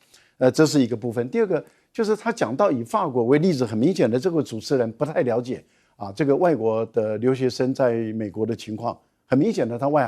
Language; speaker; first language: Chinese; native; Chinese